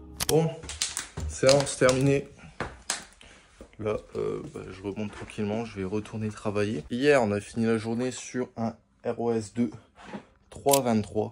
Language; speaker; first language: French; native; French